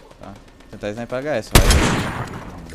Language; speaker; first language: Portuguese; native; Portuguese